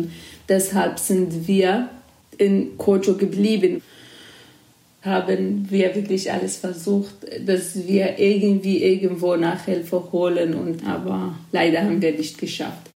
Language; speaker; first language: German; non-native, fluent; Kurdish